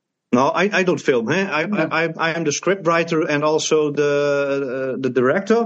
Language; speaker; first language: English; non-native, learner; Dutch